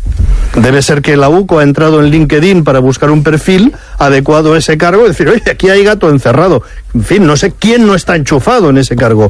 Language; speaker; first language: Spanish; native; Spanish